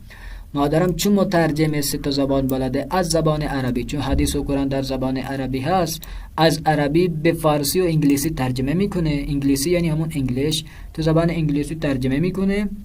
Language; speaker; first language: Persian; non-native, fluent; Urdu